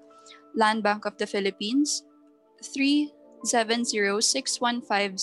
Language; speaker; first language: English; non-native, local second language; Filipino